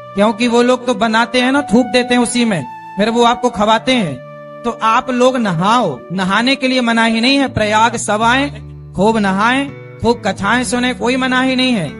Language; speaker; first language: Hindi; native; Hindi